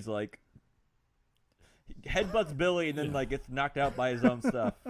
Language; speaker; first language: English; native; English